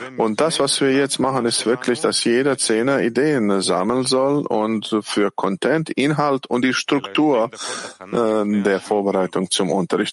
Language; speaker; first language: German; non-native, fluent; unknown